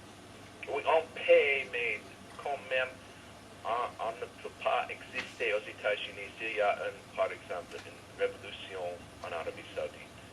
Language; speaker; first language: French; non-native, fluent; English